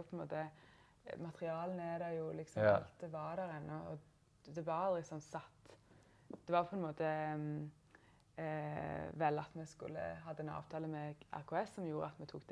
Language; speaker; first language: Norwegian; native; Norwegian